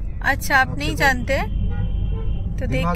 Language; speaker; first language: Hindi; non-native, local second language; Bangla